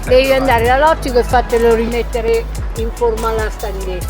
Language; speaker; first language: Italian; native; Italian